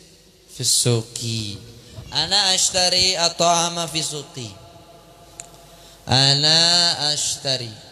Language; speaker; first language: Arabic; non-native, fluent; Indonesian